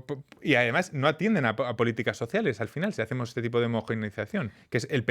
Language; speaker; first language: Spanish; native; Spanish